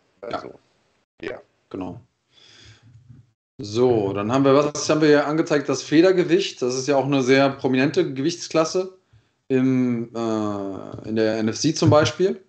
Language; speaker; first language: German; native; German